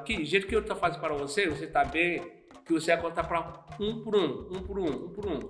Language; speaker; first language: Portuguese; non-native, learner; Yoruba